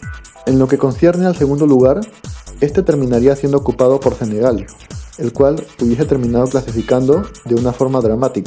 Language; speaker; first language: Spanish; native; Spanish